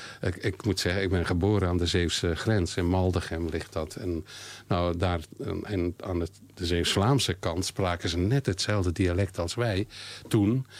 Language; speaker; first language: Dutch; native; Dutch